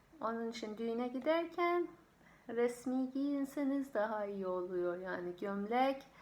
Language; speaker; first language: Turkish; non-native, fluent; Persian